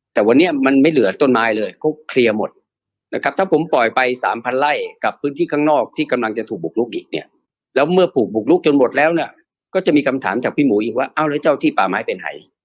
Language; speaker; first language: Thai; native; Thai